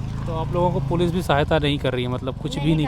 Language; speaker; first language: Hindi; native; Hindi